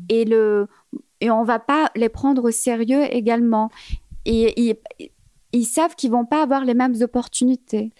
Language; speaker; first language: French; early bilingual, other home language; Arabic